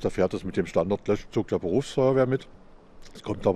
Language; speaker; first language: German; native; German